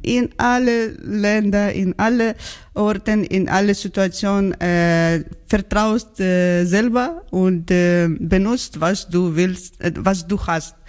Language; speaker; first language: German; non-native, learner; Georgian